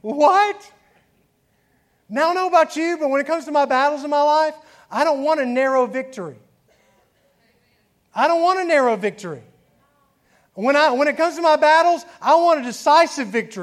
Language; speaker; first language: English; native; English